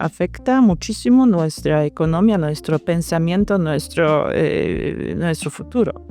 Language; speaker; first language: Spanish; non-native, fluent; Polish